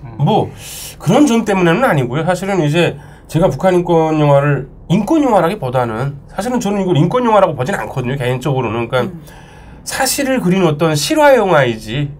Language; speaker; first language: Korean; native; Korean